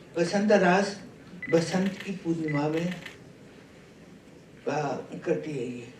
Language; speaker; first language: Hindi; non-native, local second language; Manipuri